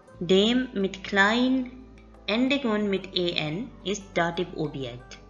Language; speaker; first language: German; non-native, learner; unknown